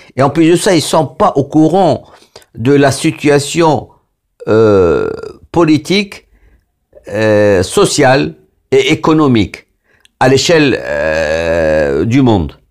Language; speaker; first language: French; non-native, local second language; Arabic